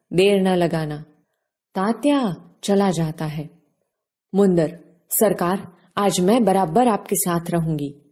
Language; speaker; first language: Hindi; non-native, local second language; Gujarati